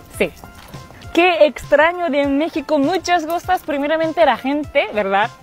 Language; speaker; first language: Spanish; non-native, fluent; Japanese